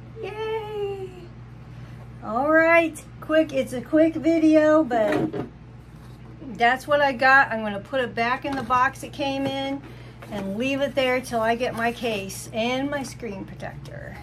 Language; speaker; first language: English; native; English